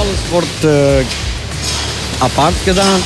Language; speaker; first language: Dutch; non-native, learner; Romanian